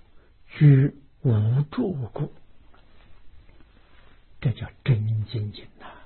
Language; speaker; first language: Chinese; native; Chinese